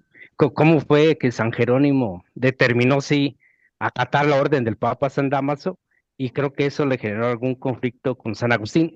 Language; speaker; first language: Spanish; native; Spanish